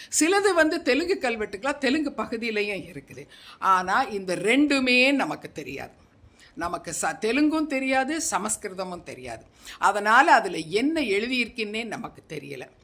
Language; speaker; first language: Tamil; non-native, local second language; Telugu